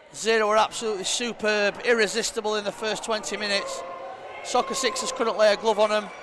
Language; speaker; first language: English; native; English